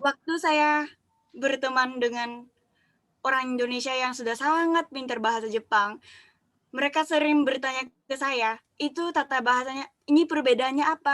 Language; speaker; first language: Indonesian; non-native, fluent; Japanese